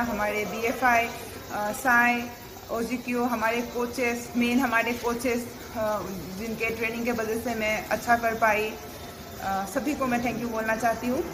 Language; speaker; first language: Hindi; non-native, local second language; Assamese